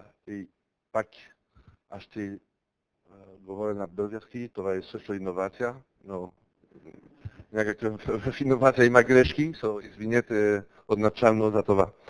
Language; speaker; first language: Bulgarian; non-native, learner; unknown